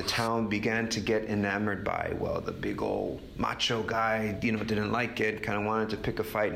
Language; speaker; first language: English; native; English